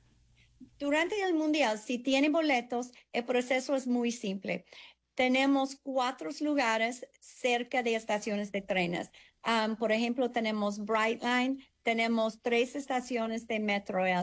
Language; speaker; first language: Spanish; non-native, fluent; English